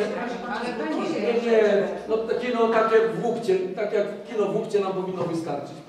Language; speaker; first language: Polish; native; Polish